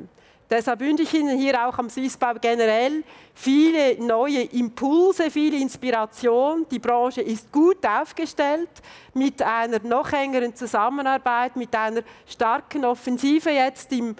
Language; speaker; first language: German; native; German